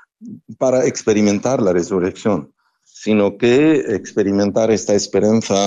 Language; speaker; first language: Spanish; non-native, fluent; Arabic